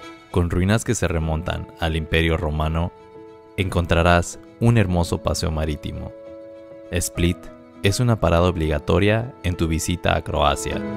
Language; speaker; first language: Spanish; native; Spanish